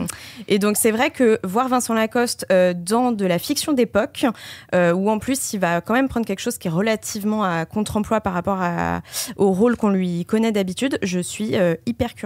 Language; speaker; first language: French; native; French